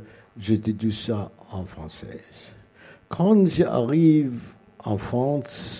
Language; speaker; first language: French; non-native, learner; English